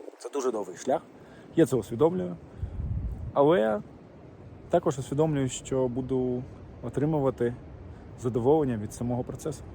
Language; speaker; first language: Ukrainian; non-native, local second language; Russian